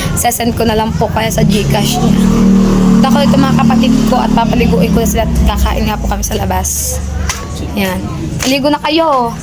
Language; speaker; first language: Filipino; native; Filipino